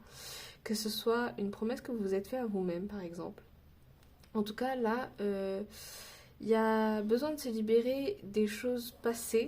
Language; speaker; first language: French; native; French